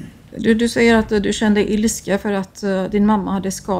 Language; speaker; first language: Swedish; native; Swedish